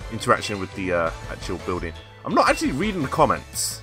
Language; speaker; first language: English; native; English